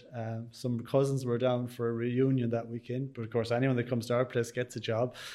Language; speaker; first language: English; native; English